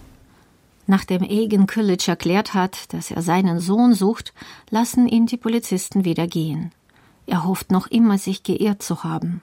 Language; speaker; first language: German; native; German